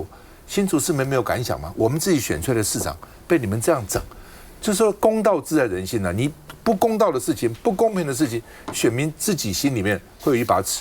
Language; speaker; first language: Chinese; native; Chinese